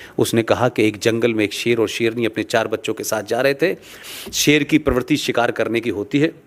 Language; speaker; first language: Hindi; native; Hindi